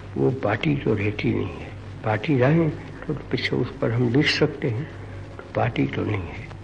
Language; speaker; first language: Hindi; non-native, local second language; Gujarati